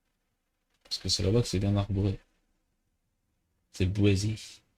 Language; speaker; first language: French; native; French